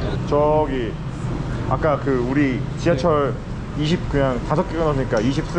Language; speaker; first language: Korean; native; Korean